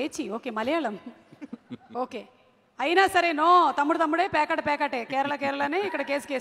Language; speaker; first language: Telugu; native; Telugu